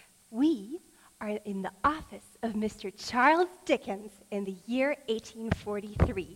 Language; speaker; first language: English; native; English